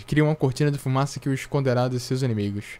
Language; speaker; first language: Portuguese; native; Portuguese